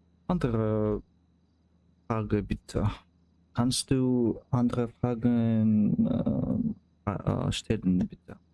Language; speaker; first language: German; non-native, learner; Russian